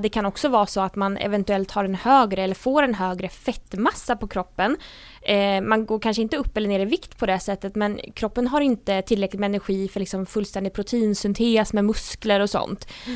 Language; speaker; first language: Swedish; native; Swedish